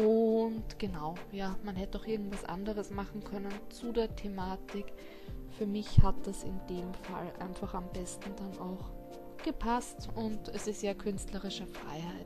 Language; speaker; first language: German; native; German